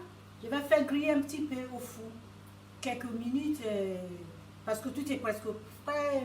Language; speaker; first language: French; non-native, fluent; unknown